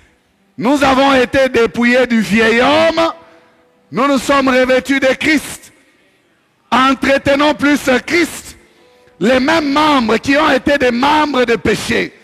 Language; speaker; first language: French; non-native, local second language; Swahili